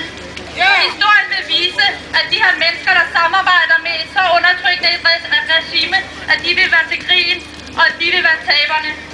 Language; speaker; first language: Danish; early bilingual, other home language; Persian